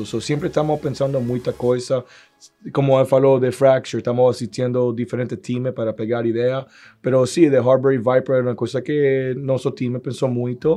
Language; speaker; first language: Portuguese; non-native, learner; Spanish